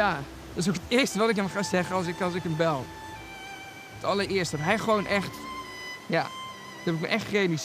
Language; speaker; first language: Dutch; native; Dutch